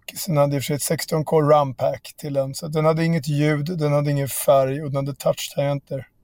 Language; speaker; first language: Swedish; native; Swedish